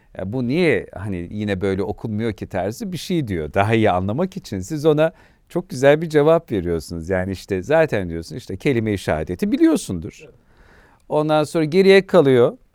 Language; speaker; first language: Turkish; native; Turkish